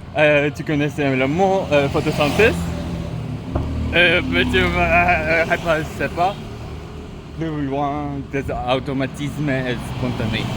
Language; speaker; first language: French; non-native, learner; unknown